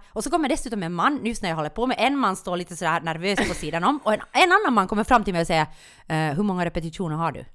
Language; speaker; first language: Swedish; native; Swedish